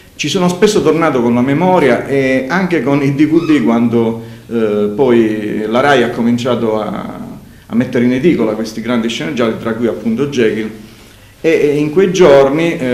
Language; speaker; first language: Italian; native; Italian